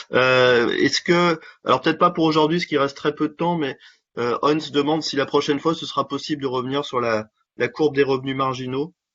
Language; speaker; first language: French; native; French